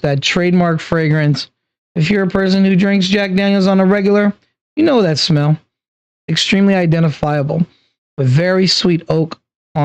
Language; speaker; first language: English; native; English